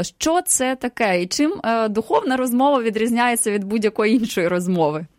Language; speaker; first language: Ukrainian; native; Ukrainian